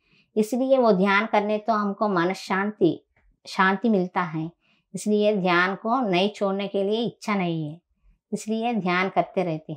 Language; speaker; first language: Hindi; non-native, local second language; Telugu